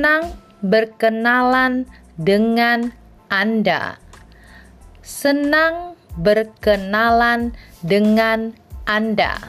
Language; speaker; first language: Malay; non-native, fluent; Chinese